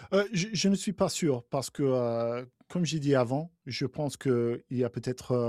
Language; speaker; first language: French; non-native, fluent; English